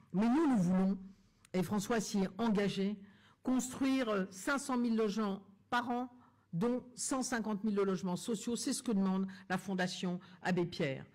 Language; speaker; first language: French; native; French